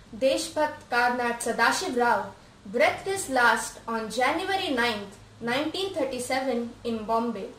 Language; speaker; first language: English; non-native, local second language; Konkani